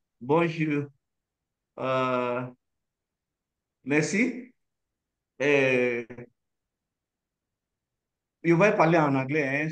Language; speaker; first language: French; non-native, learner; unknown